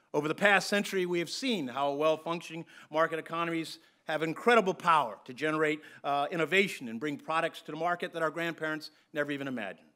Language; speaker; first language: English; native; English